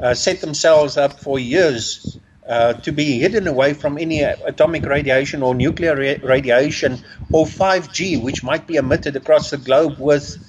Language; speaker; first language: English; non-native, local second language; Afrikaans